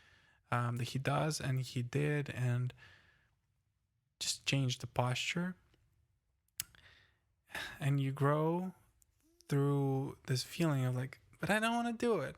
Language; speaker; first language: English; non-native, fluent; Ukrainian